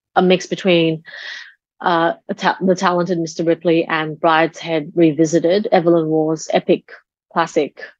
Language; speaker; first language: English; early bilingual, other home language; Chinese